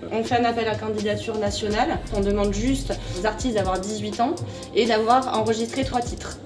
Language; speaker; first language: French; native; French